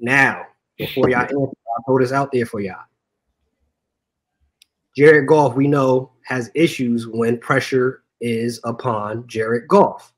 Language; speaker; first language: English; native; English